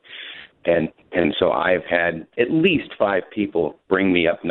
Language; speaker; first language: English; native; English